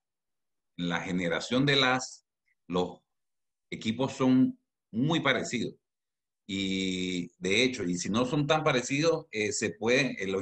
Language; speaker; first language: Spanish; native; Spanish